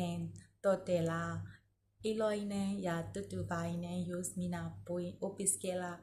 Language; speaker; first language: Finnish; non-native, learner; Burmese